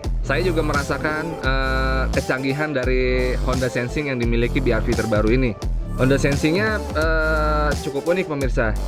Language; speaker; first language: Indonesian; native; Indonesian